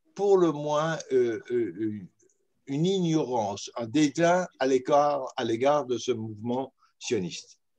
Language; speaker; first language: French; native; French